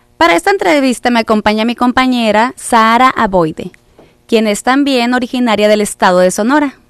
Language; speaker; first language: Spanish; native; Spanish